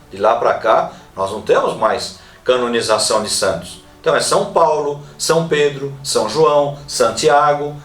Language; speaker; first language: Portuguese; native; Portuguese